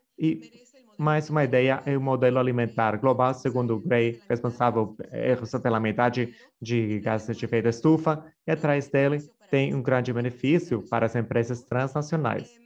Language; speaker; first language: Portuguese; non-native, fluent; Spanish